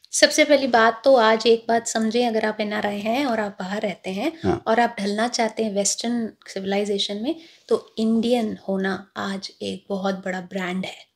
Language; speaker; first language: Hindi; native; Hindi